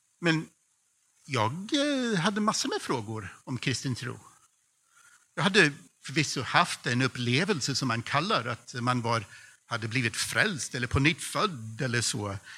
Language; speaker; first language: Swedish; non-native, fluent; English